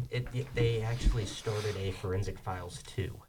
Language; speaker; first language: English; native; English